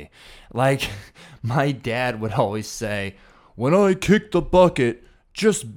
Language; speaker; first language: English; native; English